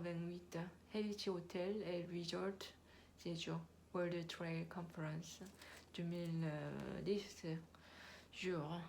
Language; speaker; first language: French; non-native, learner; Korean